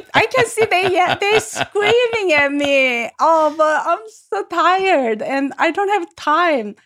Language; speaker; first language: English; non-native, learner; Korean